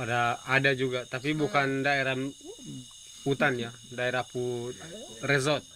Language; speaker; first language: Indonesian; non-native, local second language; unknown